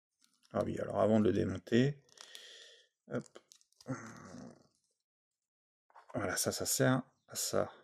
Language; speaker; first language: French; native; French